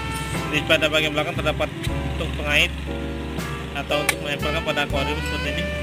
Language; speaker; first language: Indonesian; native; Indonesian